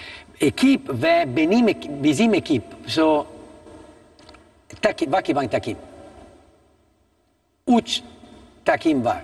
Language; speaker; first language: Turkish; non-native, learner; Italian